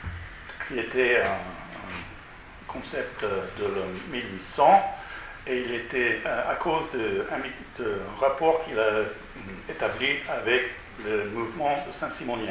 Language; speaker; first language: French; non-native, fluent; Italian